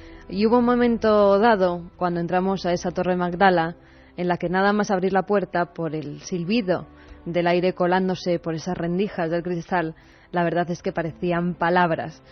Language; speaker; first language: Spanish; native; Spanish